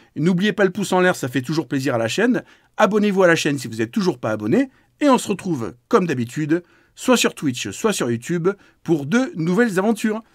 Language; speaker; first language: French; native; French